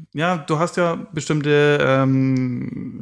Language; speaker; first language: German; native; German